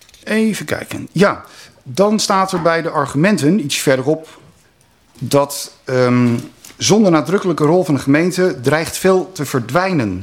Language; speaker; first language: Dutch; native; Dutch